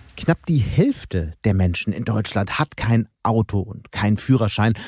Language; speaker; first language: German; native; German